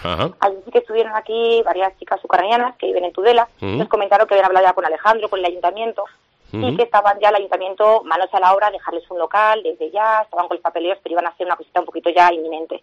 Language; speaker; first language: Spanish; native; Spanish